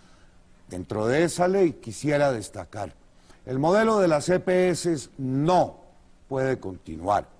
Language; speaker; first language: Spanish; native; Spanish